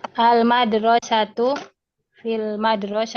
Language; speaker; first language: Arabic; non-native, learner; Indonesian